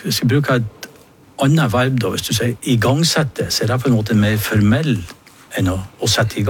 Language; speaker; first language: Norwegian; native; Norwegian